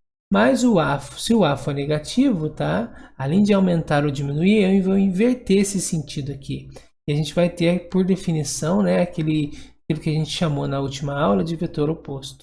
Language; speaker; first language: Portuguese; native; Portuguese